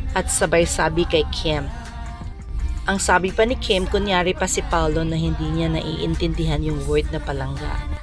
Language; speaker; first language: Filipino; native; Filipino